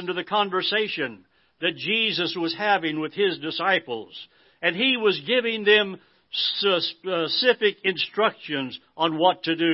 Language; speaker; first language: English; native; English